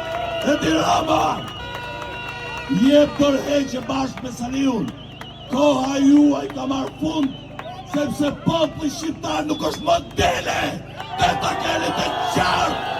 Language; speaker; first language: Albanian; native; Albanian